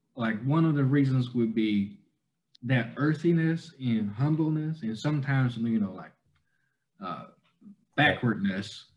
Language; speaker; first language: English; non-native, fluent; Chinese